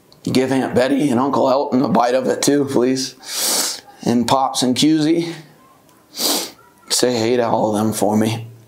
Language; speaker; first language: English; native; English